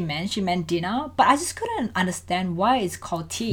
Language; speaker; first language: English; non-native, fluent; Indonesian